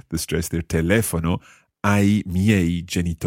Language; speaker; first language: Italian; non-native, fluent; English